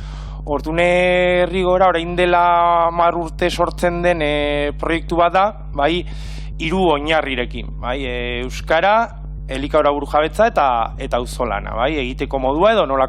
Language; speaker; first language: Basque; native; Basque